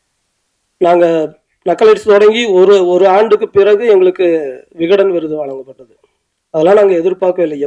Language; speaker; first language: Tamil; native; Tamil